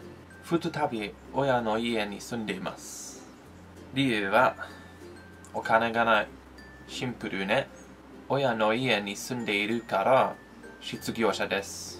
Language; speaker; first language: Japanese; non-native, learner; English